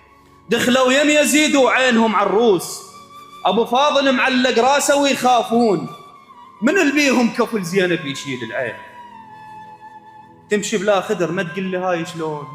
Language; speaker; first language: Arabic; native; Arabic